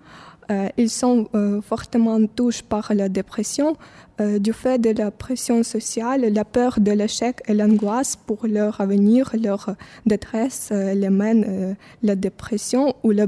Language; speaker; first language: French; non-native, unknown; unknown